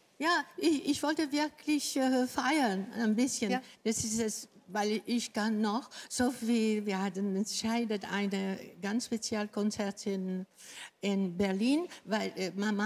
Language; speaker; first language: German; non-native, fluent; Greek